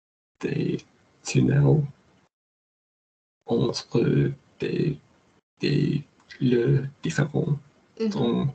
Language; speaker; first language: French; non-native, learner; English